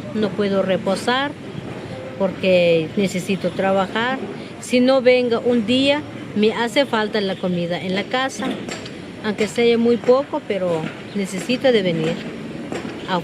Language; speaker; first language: Spanish; non-native, local second language; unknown